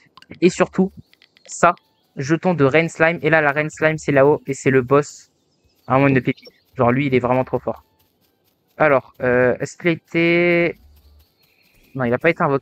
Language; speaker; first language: French; native; French